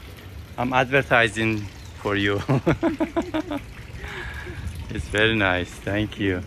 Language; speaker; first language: English; non-native, fluent; Persian